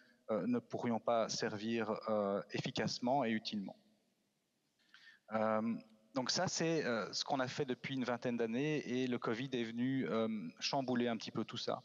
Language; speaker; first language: French; native; French